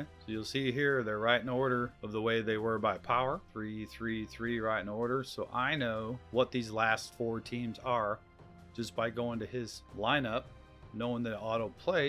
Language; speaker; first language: English; native; English